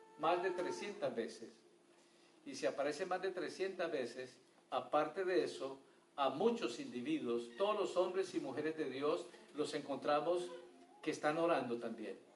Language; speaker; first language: Spanish; native; Spanish